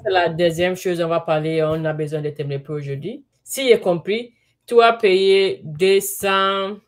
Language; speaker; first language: French; non-native, learner; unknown